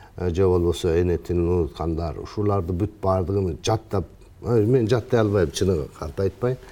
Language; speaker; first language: Kyrgyz; early bilingual, heritage; Kyrgyz